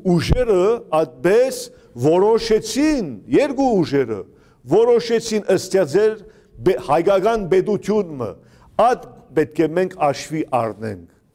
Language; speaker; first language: Armenian; native; Armenian